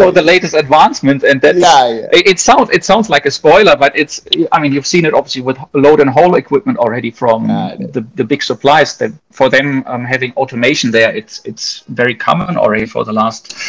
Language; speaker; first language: English; non-native, fluent; German